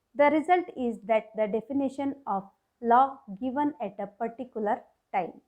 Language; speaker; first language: English; non-native, local second language; Kannada